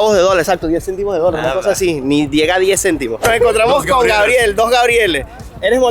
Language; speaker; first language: Spanish; native; Spanish